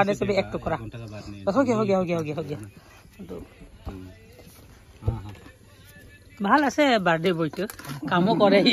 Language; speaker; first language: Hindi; non-native, local second language; Assamese